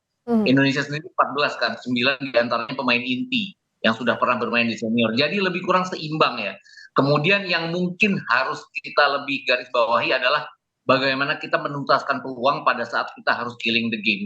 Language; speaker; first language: Indonesian; native; Indonesian